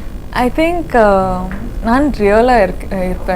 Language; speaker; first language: Tamil; non-native, learner; Kodava